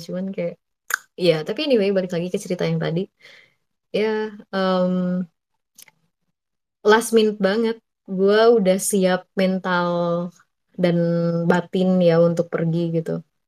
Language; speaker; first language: Indonesian; native; Indonesian